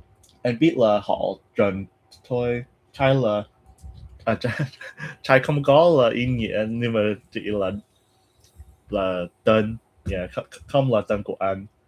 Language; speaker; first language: Vietnamese; non-native, learner; English